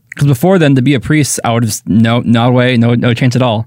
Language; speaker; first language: English; native; English